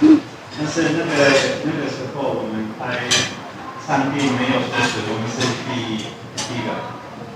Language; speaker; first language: Chinese; non-native, learner; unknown